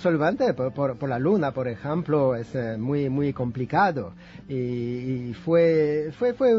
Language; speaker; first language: Spanish; non-native, fluent; French